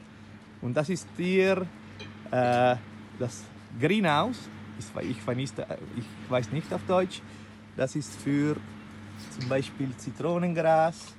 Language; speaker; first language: German; non-native, local second language; Italian